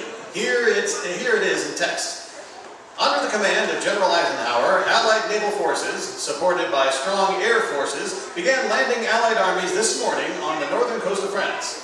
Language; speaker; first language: English; native; English